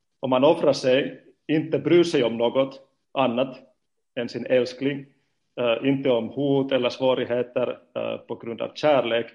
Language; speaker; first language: Swedish; non-native, fluent; Finnish